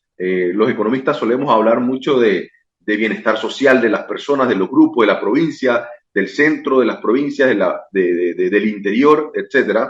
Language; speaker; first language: Spanish; native; Spanish